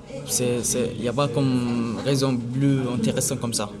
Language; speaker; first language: French; non-native, learner; Arabic